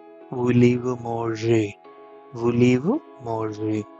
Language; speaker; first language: French; non-native, fluent; Malayalam